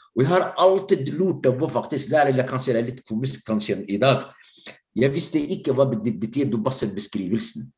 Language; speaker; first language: Norwegian; non-native, fluent; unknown